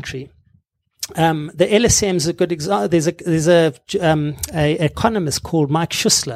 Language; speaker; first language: English; native; English